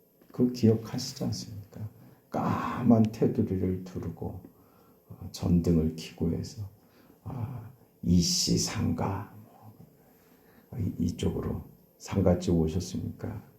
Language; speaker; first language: Korean; native; Korean